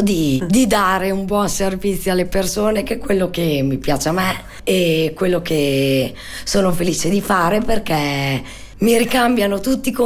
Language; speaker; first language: Italian; native; Italian